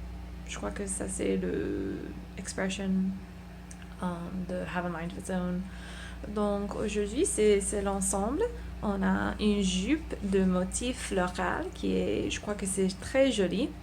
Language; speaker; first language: French; non-native, learner; English